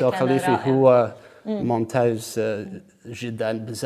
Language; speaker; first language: Arabic; non-native, learner; English